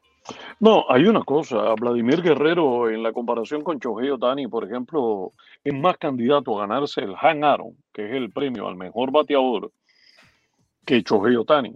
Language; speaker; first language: Spanish; native; Spanish